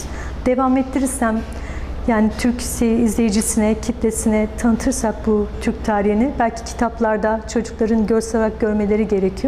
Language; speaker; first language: Turkish; native; Turkish